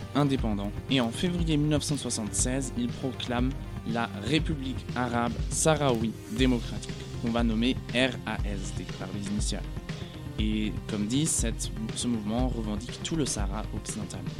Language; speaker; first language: French; non-native, fluent; German